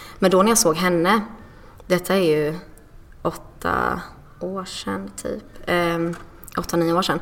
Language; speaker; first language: Swedish; early bilingual, other home language; English